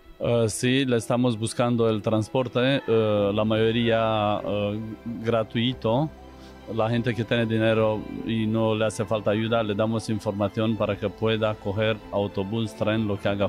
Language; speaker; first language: Spanish; non-native, fluent; Romanian